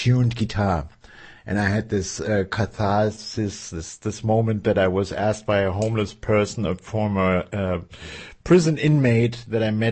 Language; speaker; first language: English; non-native, fluent; German